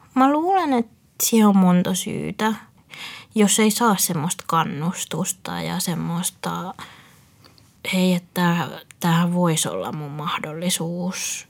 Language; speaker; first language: Finnish; early bilingual, other home language; Vietnamese